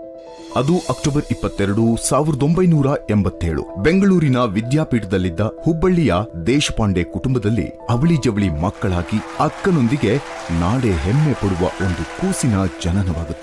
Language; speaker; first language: Kannada; native; Kannada